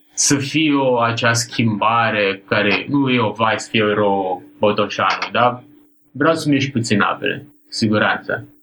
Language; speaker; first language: Romanian; non-native, fluent; Italian